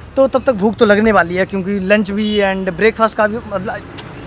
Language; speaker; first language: Hindi; native; Hindi